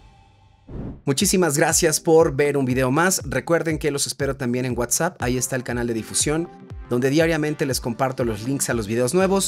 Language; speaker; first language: Spanish; native; Spanish